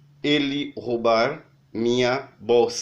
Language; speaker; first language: Portuguese; non-native, learner; Haitian Creole